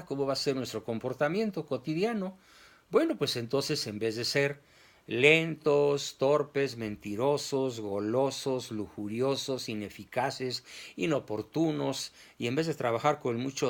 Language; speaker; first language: Spanish; native; Spanish